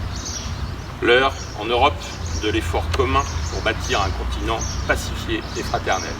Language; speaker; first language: French; native; French